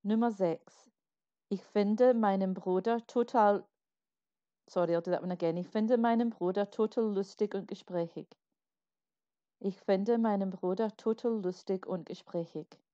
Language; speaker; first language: German; non-native, fluent; English